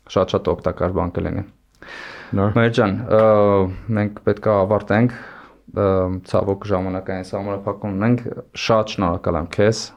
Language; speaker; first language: Armenian; native; Armenian